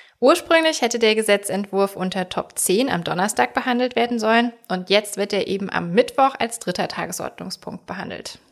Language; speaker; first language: German; native; German